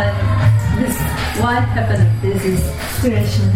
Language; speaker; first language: English; non-native, learner; Turkish